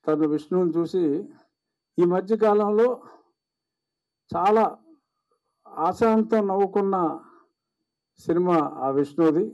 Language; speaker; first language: Telugu; native; Telugu